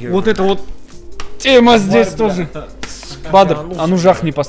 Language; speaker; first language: Russian; native; Russian